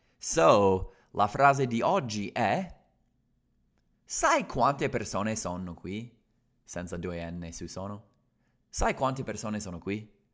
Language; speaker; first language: Italian; non-native, fluent; English